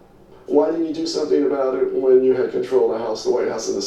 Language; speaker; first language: English; native; English